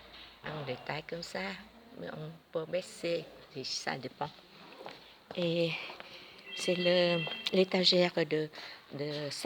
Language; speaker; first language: French; non-native, learner; Vietnamese